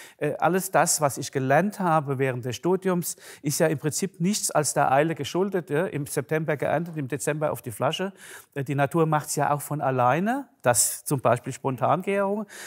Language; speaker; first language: German; native; German